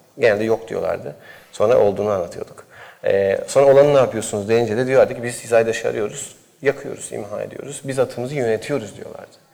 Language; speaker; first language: Turkish; native; Turkish